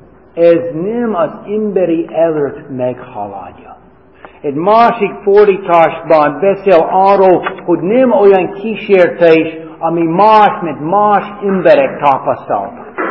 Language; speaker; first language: Hungarian; non-native, fluent; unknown